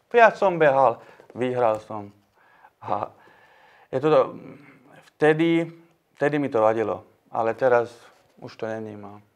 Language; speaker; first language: Slovak; non-native, local second language; Hungarian